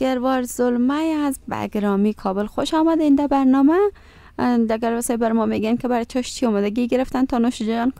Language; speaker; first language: Persian; native; Persian